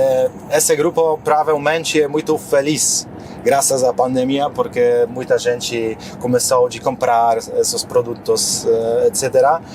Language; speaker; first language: Portuguese; non-native, fluent; Polish